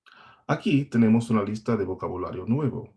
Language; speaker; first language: Spanish; non-native, fluent; English